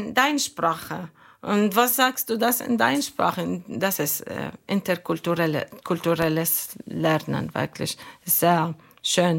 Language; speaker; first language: German; non-native, learner; Arabic